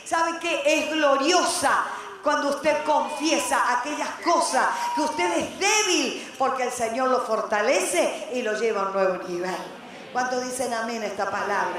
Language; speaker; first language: Spanish; native; Spanish